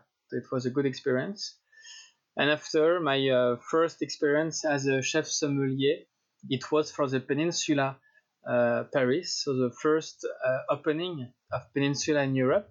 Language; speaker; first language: English; non-native, fluent; French